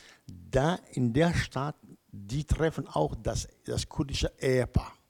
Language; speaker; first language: German; non-native, learner; Kurdish